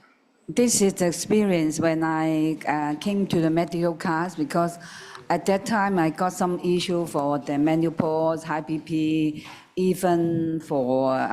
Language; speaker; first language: English; non-native, learner; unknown